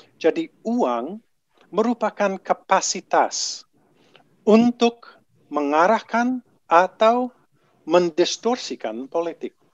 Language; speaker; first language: Indonesian; non-native, fluent; English